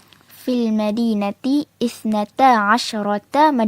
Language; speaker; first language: Arabic; non-native, learner; Malay